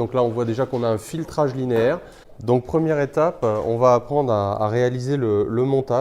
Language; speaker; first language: French; native; French